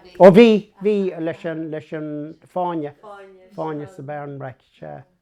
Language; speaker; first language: Irish; non-native, local second language; English